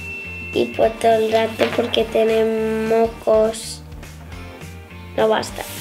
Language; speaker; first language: Spanish; early bilingual, heritage; Spanish